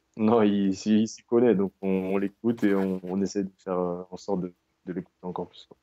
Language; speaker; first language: French; native; French